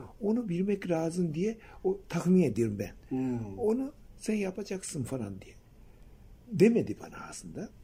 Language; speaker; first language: Turkish; non-native, fluent; Japanese